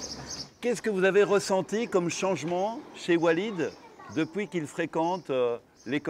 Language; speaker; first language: French; native; French